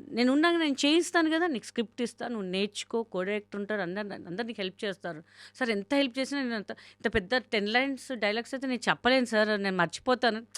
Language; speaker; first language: Telugu; non-native, local second language; Hindi